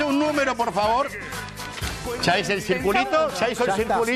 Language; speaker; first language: Spanish; native; Spanish